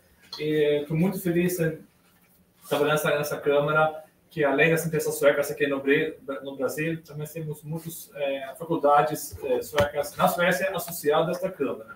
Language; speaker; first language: Portuguese; non-native, fluent; Swedish